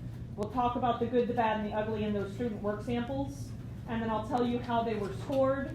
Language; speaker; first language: English; native; English